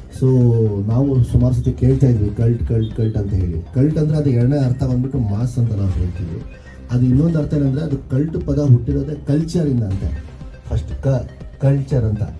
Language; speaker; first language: Kannada; non-native, local second language; Urdu